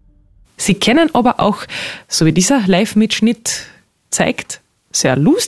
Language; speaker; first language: German; native; German